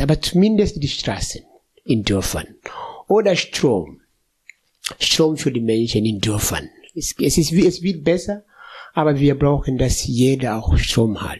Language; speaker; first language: German; non-native, fluent; Swahili